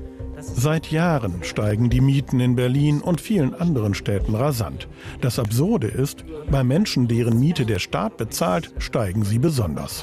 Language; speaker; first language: German; native; German